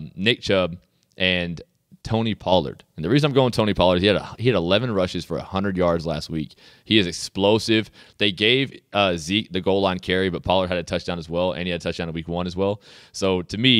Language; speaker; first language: English; native; English